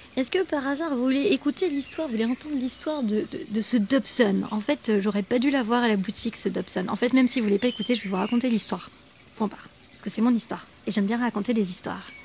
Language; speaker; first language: French; native; French